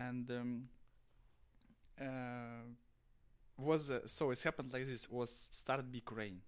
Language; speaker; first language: English; non-native, learner; Russian